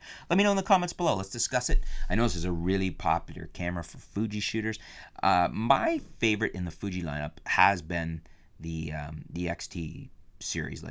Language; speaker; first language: English; native; English